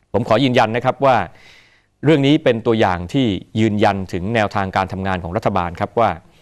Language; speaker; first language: Thai; native; Thai